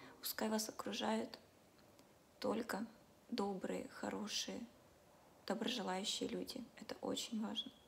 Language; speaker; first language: Russian; native; Russian